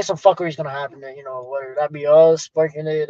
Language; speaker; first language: English; native; English